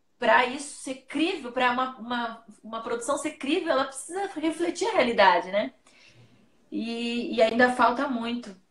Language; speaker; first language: Portuguese; native; Portuguese